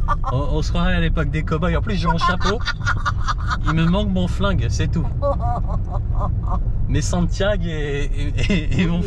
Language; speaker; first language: French; native; French